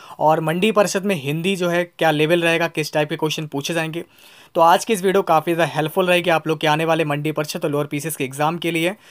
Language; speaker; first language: Hindi; native; Hindi